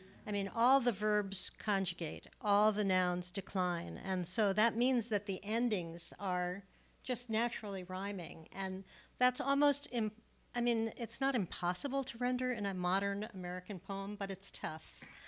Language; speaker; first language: English; native; English